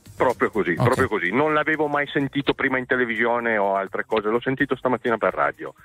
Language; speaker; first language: Italian; native; Italian